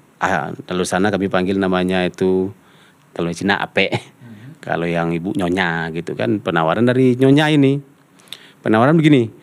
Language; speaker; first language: Indonesian; non-native, local second language; Minangkabau